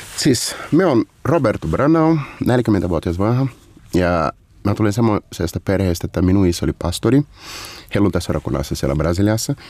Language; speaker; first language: Finnish; non-native, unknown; Portuguese